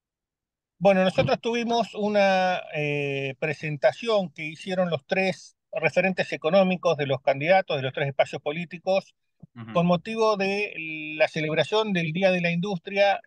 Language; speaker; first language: Spanish; native; Spanish